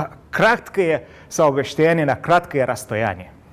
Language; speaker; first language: Russian; non-native, learner; Romanian